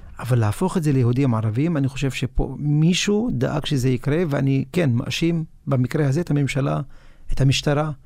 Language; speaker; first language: Hebrew; non-native, local second language; Arabic